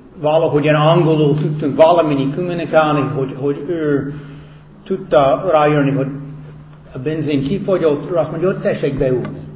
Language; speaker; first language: Hungarian; non-native, fluent; English